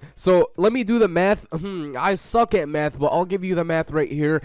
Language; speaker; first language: English; native; English